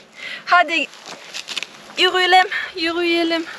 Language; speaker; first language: Turkish; non-native, learner; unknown